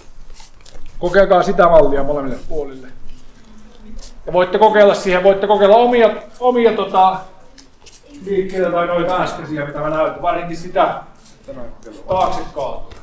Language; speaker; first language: Finnish; native; Finnish